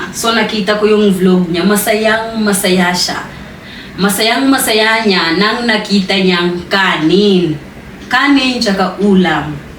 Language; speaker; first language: Filipino; non-native, fluent; Swahili